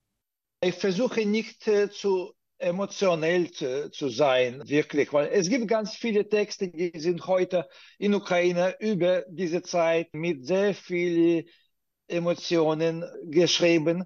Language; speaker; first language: German; non-native, fluent; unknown